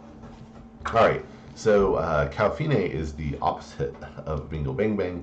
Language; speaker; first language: English; native; English